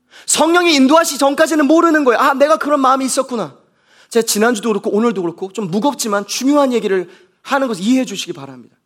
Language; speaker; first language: Korean; native; Korean